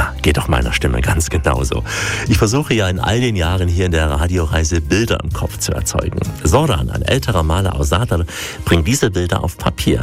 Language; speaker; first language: German; native; German